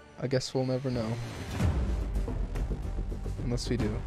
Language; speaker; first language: English; native; English